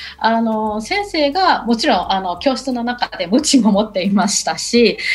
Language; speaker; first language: Japanese; non-native, fluent; Burmese